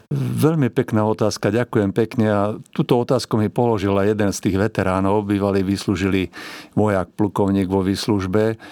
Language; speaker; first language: Slovak; native; Slovak